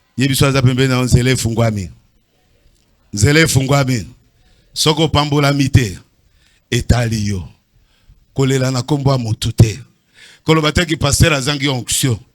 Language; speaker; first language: Lingala; native; Lingala